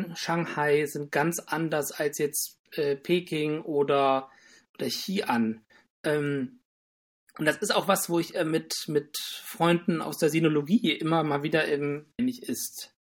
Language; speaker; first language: German; native; German